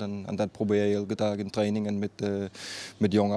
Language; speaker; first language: Dutch; non-native, fluent; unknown